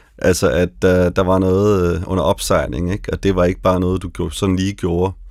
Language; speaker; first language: Danish; native; Danish